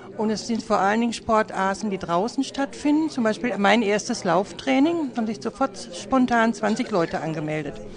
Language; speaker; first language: German; native; German